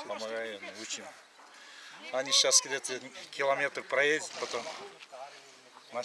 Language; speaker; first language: Russian; non-native, local second language; Kyrgyz